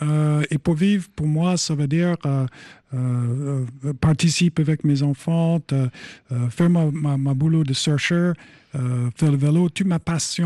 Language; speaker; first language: French; non-native, fluent; English